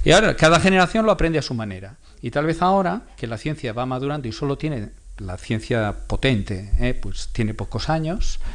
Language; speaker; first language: Spanish; non-native, local second language; Catalan